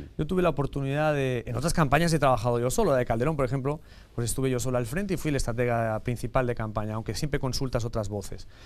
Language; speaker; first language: Spanish; native; Spanish